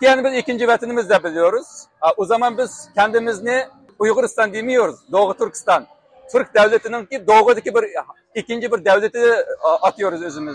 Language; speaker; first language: Turkish; non-native, learner; Uyghur